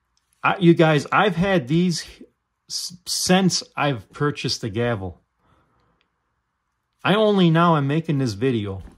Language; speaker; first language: English; native; English